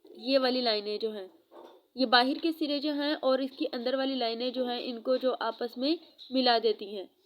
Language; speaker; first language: Urdu; non-native, local second language; Punjabi